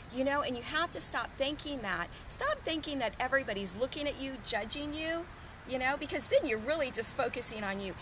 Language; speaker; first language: English; native; English